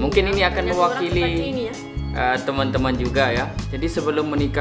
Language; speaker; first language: Indonesian; non-native, local second language; Sasak